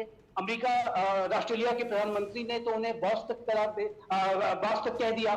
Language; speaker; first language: Hindi; native; Hindi